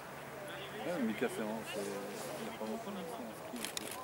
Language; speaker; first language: French; native; French